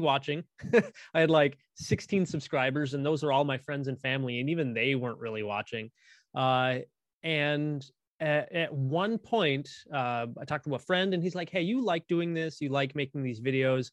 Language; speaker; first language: English; native; English